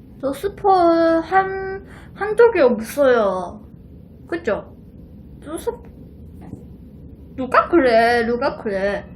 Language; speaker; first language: Korean; non-native, learner; Chinese